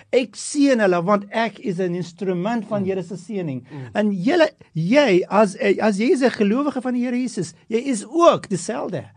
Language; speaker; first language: Afrikaans; non-native, fluent; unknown